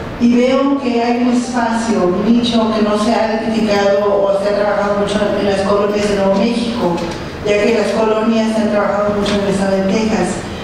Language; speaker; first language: Spanish; early bilingual, heritage; Spanish